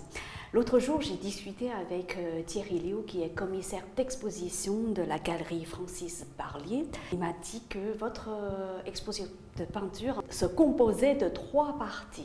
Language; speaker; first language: French; non-native, learner; Chinese